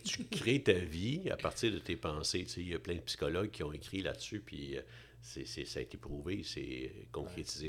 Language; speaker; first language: French; native; French